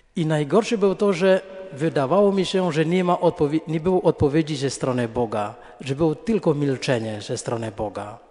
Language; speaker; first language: Polish; non-native, fluent; Indonesian